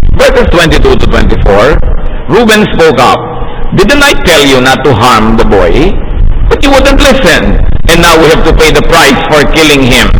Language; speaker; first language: English; non-native, local second language; Filipino